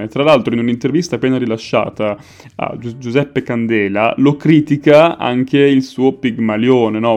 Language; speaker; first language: Italian; native; Italian